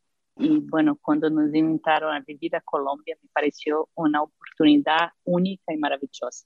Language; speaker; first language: Spanish; non-native, fluent; Portuguese